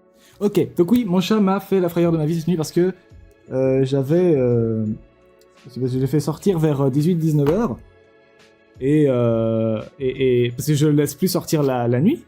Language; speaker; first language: French; native; French